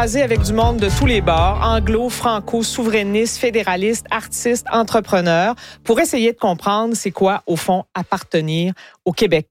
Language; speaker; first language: French; native; French